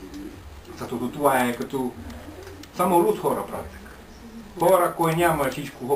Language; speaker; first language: Bulgarian; non-native, learner; Finnish